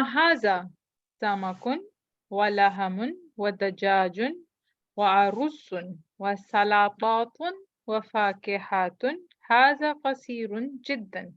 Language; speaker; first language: Arabic; non-native, learner; Urdu